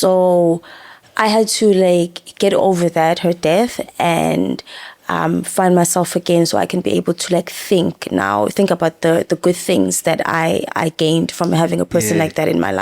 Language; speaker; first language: English; non-native, local second language; Zulu